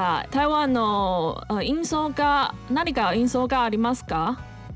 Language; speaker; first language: Japanese; non-native, learner; Chinese